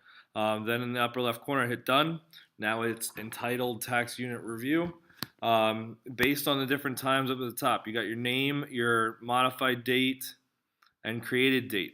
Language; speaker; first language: English; native; English